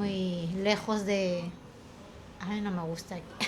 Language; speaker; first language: Spanish; non-native, fluent; Filipino